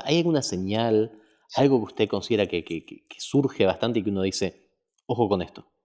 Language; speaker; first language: Spanish; native; Spanish